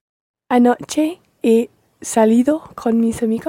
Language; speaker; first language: Spanish; non-native, learner; English